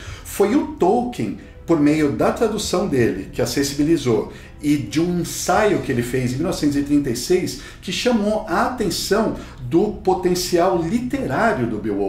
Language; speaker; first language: Portuguese; native; Portuguese